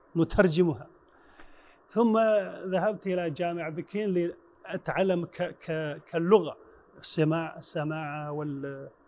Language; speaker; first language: Arabic; non-native, fluent; Chinese